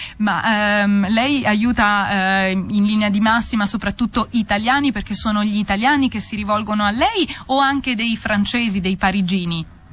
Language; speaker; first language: Italian; native; Italian